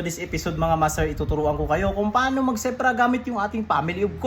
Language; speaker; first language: Filipino; native; Filipino